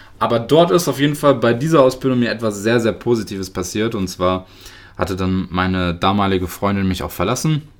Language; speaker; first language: German; early bilingual, other home language; Russian